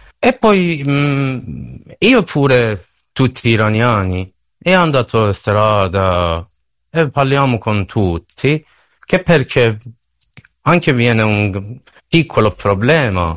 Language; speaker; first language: Italian; non-native, learner; Persian